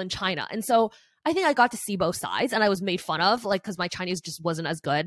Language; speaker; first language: English; early bilingual, other home language; Chinese